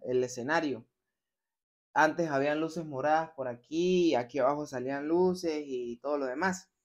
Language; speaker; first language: Spanish; native; Spanish